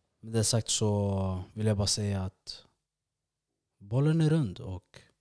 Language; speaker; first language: Swedish; early bilingual, other home language; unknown